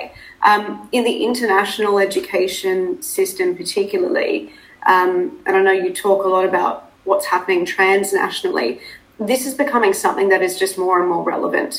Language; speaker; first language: English; native; English